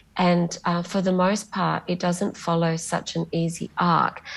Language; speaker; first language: English; non-native, local second language; Greek